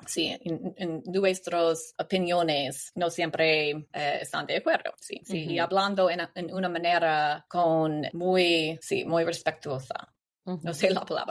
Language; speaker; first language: Spanish; non-native, learner; English